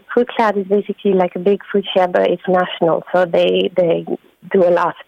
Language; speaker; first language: English; non-native, fluent; French